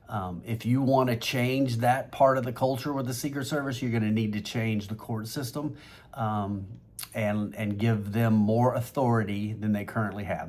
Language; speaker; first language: English; native; English